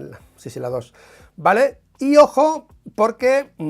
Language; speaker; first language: Spanish; native; Spanish